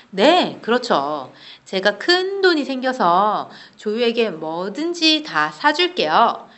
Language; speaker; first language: Korean; native; Korean